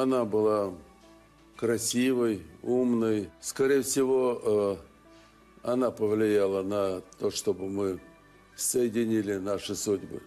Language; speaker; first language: Russian; native; Russian